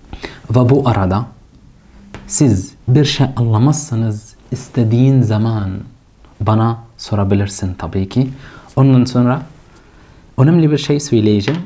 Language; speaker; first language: Turkish; non-native, fluent; Arabic